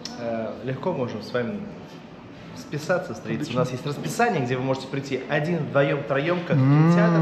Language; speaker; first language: Russian; native; Russian